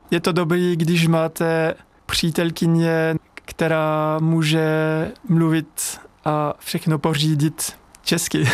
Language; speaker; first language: Czech; non-native, fluent; French